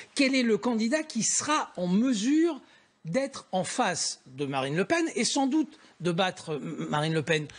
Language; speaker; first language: French; native; French